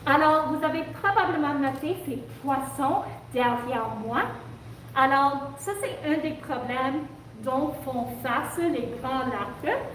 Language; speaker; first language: French; non-native, local second language; English